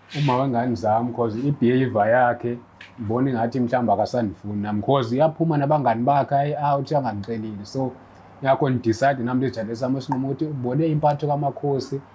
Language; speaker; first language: Zulu; non-native, local second language; Xhosa